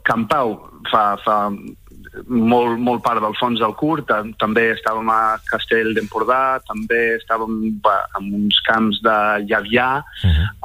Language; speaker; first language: Catalan; non-native, fluent; English